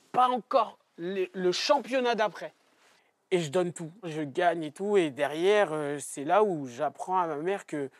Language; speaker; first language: French; native; French